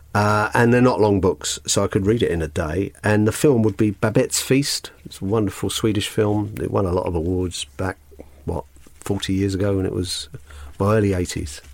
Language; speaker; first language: English; native; English